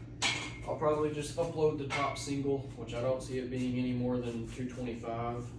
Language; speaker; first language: English; native; English